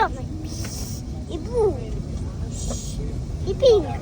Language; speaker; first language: Russian; early bilingual, heritage; Russian